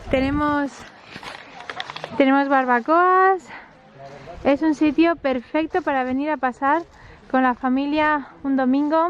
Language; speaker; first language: Spanish; native; Spanish